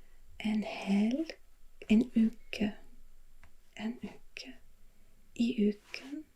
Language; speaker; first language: Norwegian; non-native, learner; German